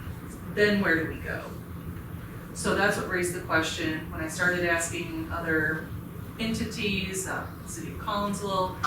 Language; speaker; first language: English; native; English